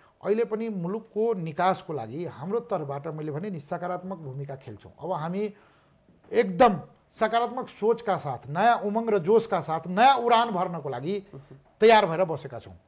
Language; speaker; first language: Nepali; non-native, local second language; Maithili